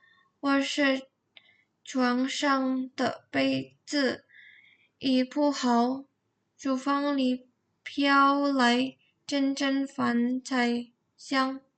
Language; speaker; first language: Chinese; non-native, learner; Indonesian